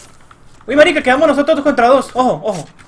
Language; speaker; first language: Spanish; native; Spanish